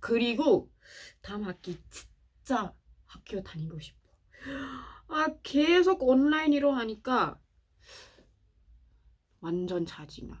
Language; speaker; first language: Korean; non-native, learner; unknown